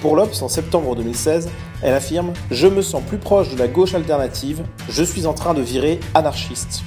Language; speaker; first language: French; native; French